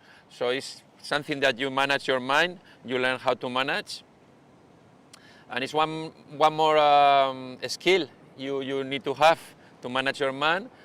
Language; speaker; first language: English; non-native, fluent; Spanish